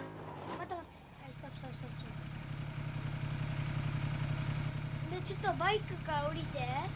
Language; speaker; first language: Japanese; early bilingual, heritage; Japanese